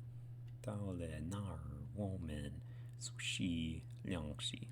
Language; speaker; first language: Chinese; non-native, learner; English